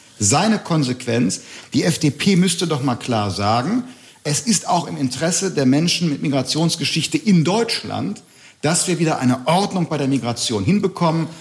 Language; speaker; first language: German; native; German